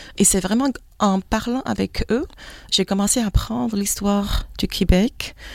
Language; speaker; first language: French; non-native, fluent; Chinese